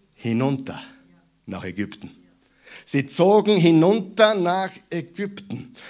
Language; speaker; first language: German; native; German